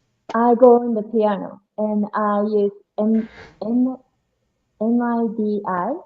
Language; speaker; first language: English; non-native, learner; Japanese